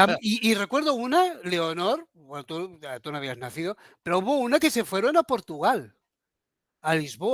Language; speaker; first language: Spanish; native; Spanish